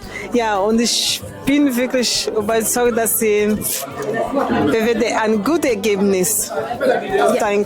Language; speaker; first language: German; non-native, learner; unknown